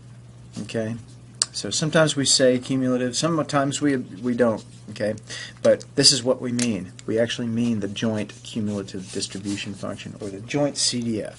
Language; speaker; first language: English; native; English